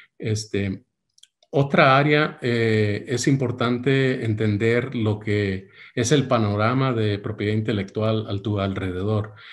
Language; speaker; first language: Spanish; early bilingual, heritage; Spanish